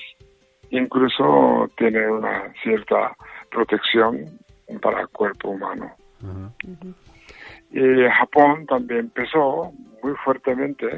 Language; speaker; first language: Spanish; non-native, fluent; Japanese